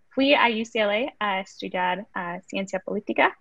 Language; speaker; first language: Spanish; early bilingual, other home language; English